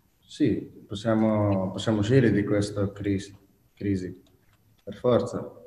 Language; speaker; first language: Italian; non-native, fluent; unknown